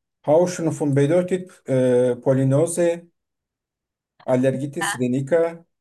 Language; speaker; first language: German; non-native, fluent; Turkish